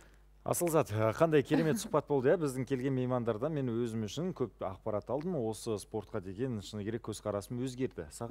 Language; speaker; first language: Kazakh; native; Kazakh